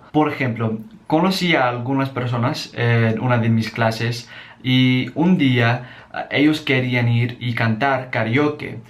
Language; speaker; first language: Spanish; non-native, learner; English